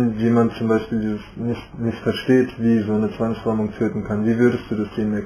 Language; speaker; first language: German; native; German